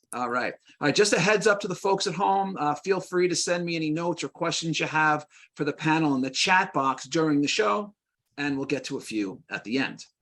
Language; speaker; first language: English; native; English